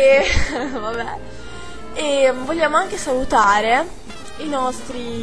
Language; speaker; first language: Italian; native; Italian